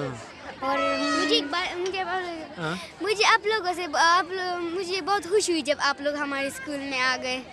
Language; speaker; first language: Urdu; non-native, local second language; Pashto